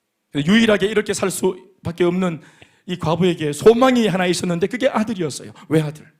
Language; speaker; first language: Korean; native; Korean